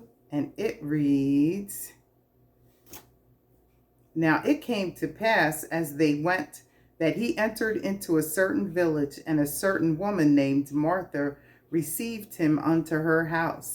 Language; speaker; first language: English; native; English